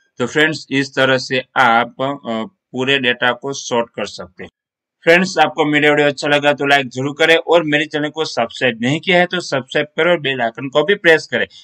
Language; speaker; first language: Hindi; non-native, local second language; Gujarati